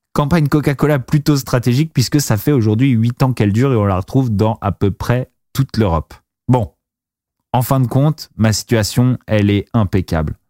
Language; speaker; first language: French; native; French